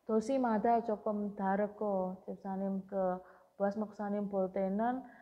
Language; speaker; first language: Korean; non-native, learner; Indonesian